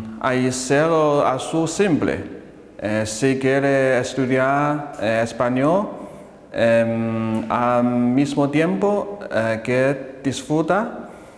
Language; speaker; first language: Spanish; non-native, learner; Chinese